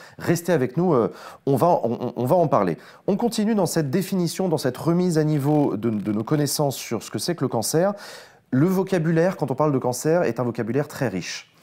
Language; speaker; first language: French; native; French